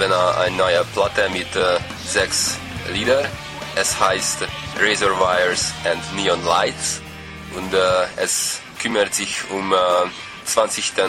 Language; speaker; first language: German; non-native, learner; Hungarian